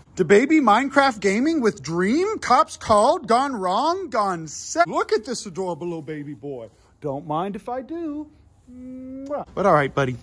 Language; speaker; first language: English; native; English